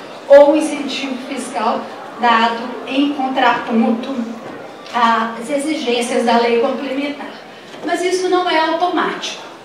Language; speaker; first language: Portuguese; native; Portuguese